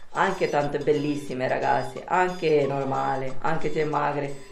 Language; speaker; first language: Italian; non-native, learner; Urdu